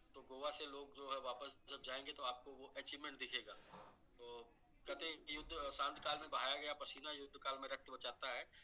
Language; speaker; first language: Hindi; native; Hindi